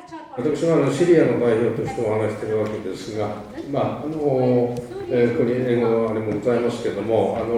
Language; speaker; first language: Japanese; native; Japanese